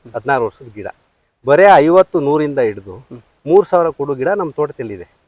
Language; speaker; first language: Kannada; native; Kannada